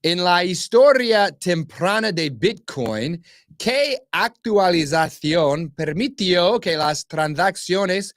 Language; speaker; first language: Spanish; non-native, learner; English